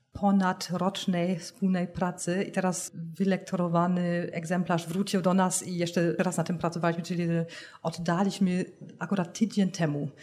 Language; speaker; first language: Polish; non-native, fluent; German